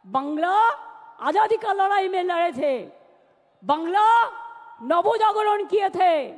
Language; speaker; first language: Hindi; non-native, local second language; Bangla